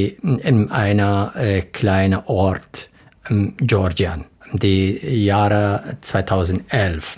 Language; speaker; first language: German; non-native, learner; Arabic